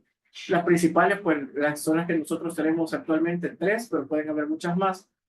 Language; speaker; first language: Spanish; native; Spanish